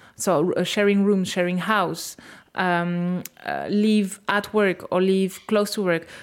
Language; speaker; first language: English; non-native, fluent; French